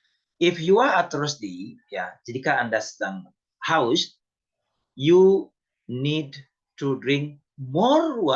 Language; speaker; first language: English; non-native, fluent; Indonesian